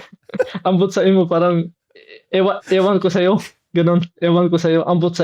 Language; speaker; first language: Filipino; non-native, fluent; Arabic